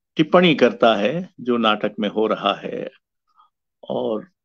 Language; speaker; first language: Hindi; native; Hindi